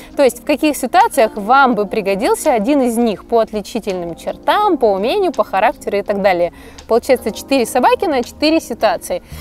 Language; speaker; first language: Russian; native; Russian